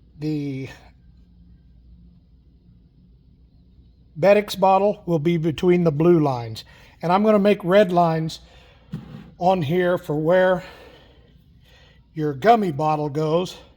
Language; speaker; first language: English; native; English